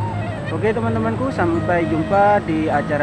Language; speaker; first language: Indonesian; non-native, local second language; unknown